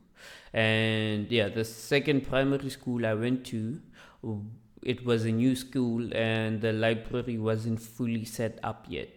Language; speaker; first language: English; non-native, local second language; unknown